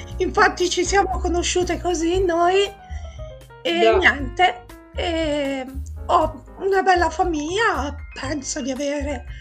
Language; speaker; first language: Italian; native; Italian